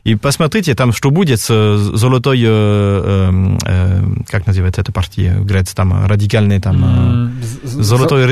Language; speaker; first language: Russian; non-native, fluent; French